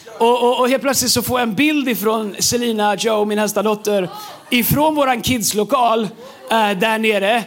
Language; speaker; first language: Swedish; native; Swedish